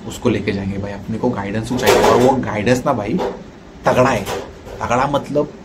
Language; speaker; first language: Hindi; non-native, local second language; Marathi